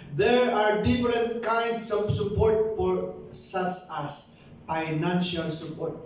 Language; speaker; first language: English; non-native, local second language; Filipino